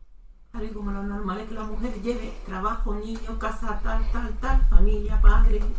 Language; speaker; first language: Spanish; native; Spanish